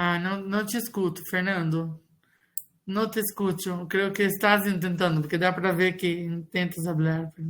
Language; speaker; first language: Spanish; non-native, fluent; Portuguese